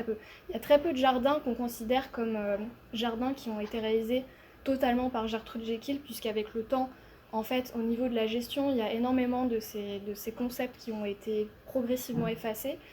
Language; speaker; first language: French; native; French